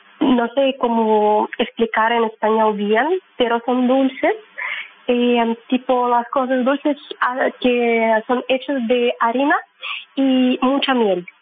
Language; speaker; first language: Spanish; non-native, learner; Russian